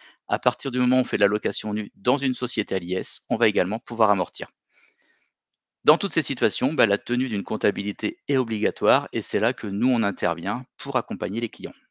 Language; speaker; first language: French; native; French